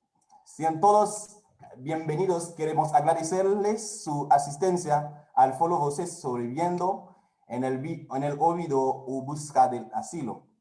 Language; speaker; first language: Spanish; non-native, fluent; Haitian Creole